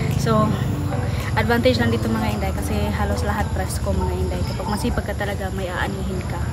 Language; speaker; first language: Filipino; non-native, local second language; Cebuano